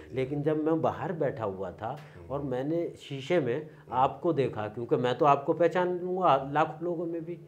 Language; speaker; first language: Hindi; native; Hindi